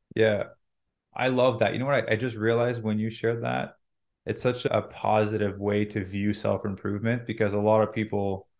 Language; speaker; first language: English; non-native, fluent; French